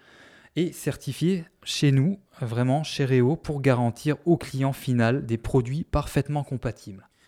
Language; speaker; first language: French; native; French